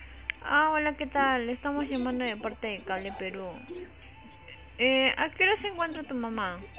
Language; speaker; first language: Spanish; native; Spanish